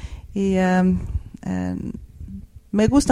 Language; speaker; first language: Spanish; non-native, fluent; Swedish